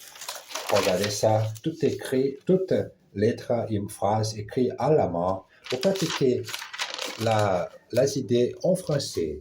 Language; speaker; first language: French; non-native, learner; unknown